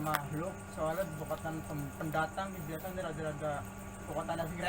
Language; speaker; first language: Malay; non-native, local second language; Javanese